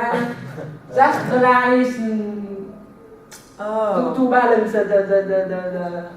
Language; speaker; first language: English; non-native, learner; Vietnamese